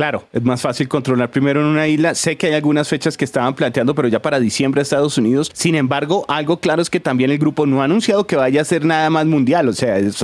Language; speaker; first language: Spanish; native; Spanish